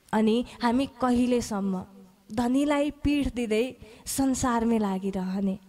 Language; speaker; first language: Nepali; native; Nepali